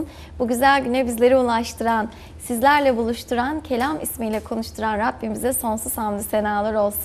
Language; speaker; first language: Turkish; native; Turkish